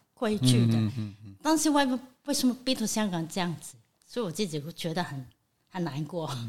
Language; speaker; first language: Chinese; non-native, fluent; Cantonese